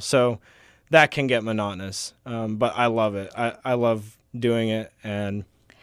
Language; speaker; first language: English; native; English